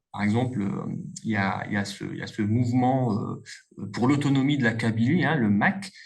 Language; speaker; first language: French; non-native, local second language; Kabyle